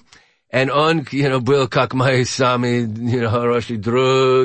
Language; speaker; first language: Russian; non-native, learner; English